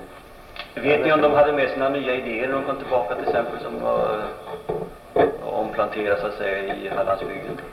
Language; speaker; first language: Swedish; native; Swedish